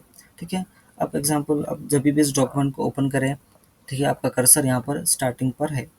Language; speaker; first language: Hindi; native; Hindi